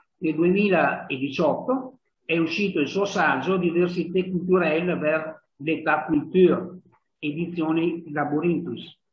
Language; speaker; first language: Italian; native; Italian